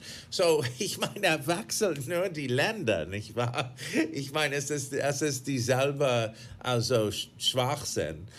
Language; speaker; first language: German; non-native, fluent; English